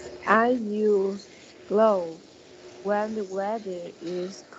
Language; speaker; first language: English; non-native, learner; Vietnamese